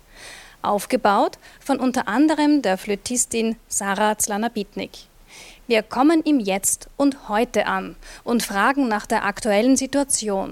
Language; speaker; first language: German; native; German